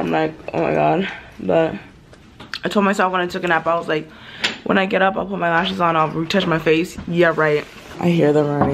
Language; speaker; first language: English; early bilingual, other home language; Spanish